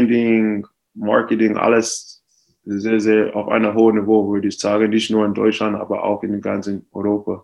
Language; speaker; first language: German; non-native, fluent; English